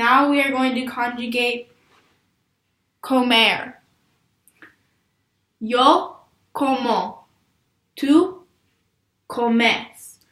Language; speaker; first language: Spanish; non-native, learner; English